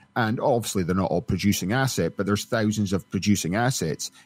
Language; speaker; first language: English; native; English